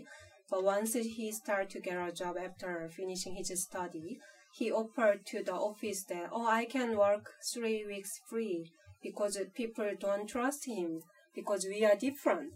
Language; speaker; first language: English; non-native, fluent; Korean